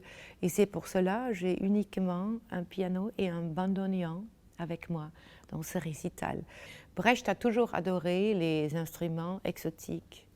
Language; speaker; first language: French; non-native, fluent; German